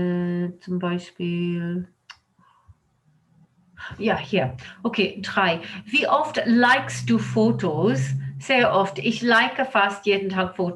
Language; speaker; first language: German; non-native, fluent; English